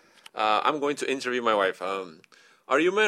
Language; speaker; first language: English; non-native, fluent; Spanish